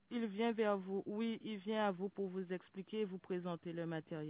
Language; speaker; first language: French; native; French